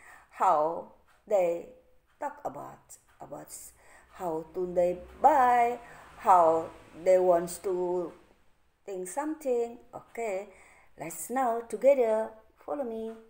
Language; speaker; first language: English; non-native, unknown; Indonesian